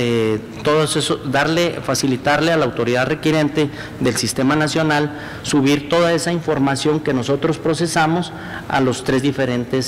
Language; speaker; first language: Spanish; native; Spanish